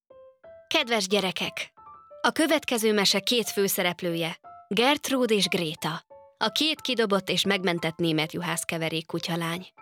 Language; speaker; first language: Hungarian; native; Hungarian